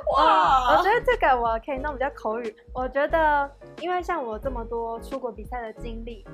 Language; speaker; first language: Chinese; native; Chinese